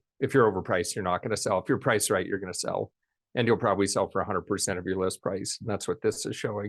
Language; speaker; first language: English; native; English